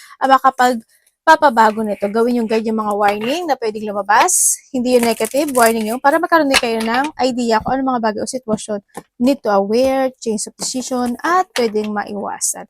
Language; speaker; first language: Filipino; native; Filipino